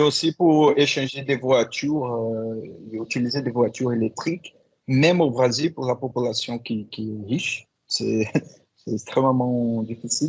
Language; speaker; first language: French; non-native, fluent; Portuguese